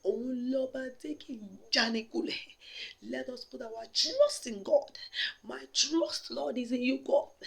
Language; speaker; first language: English; non-native, local second language; Yoruba